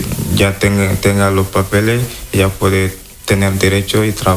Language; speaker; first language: Spanish; non-native, fluent; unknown